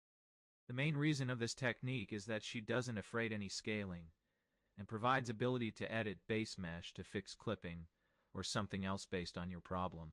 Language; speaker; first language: English; non-native, fluent; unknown